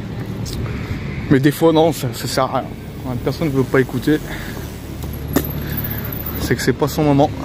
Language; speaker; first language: French; native; French